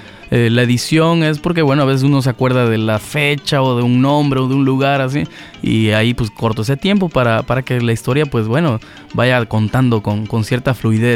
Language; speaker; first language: Spanish; native; Spanish